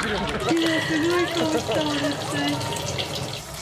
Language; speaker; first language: Japanese; native; Japanese